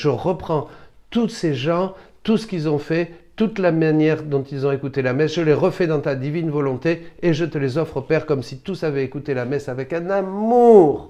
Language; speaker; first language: French; native; French